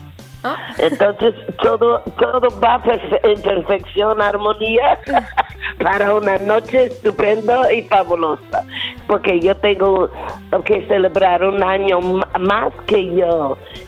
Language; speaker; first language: Spanish; non-native, fluent; English